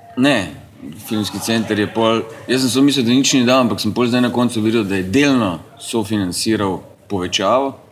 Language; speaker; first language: Slovenian; native; Slovenian